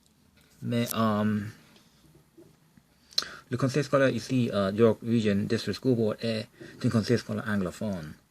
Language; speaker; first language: French; non-native, local second language; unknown